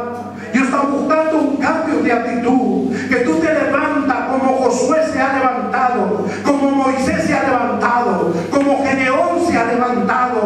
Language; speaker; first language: Spanish; native; Spanish